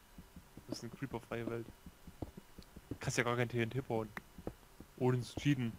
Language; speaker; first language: German; native; German